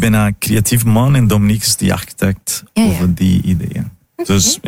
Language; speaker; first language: Dutch; non-native, fluent; Italian